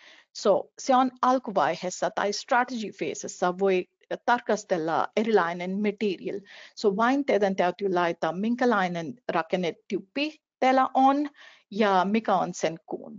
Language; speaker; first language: Finnish; non-native, fluent; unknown